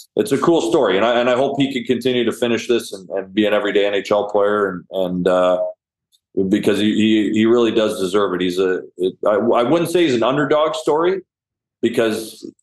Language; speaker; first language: English; native; English